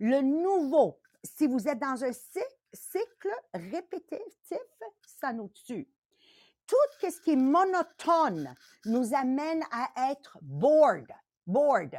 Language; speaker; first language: French; native; French